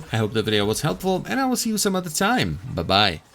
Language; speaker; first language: English; non-native, fluent; Czech